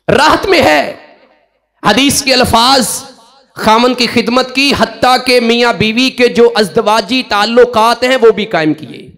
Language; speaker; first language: Urdu; non-native, local second language; Punjabi